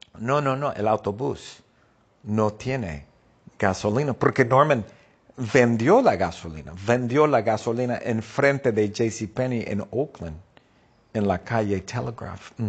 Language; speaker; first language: Spanish; non-native, fluent; English